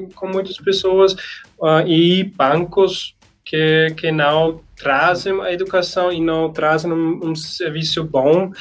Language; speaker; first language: Portuguese; non-native, learner; German